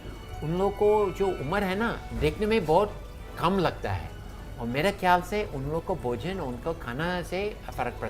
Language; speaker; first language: Hindi; non-native, fluent; English